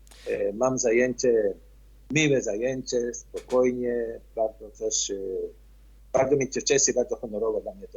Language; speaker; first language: Polish; early bilingual, heritage; Polish